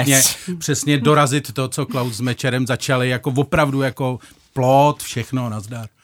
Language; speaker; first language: Czech; native; Czech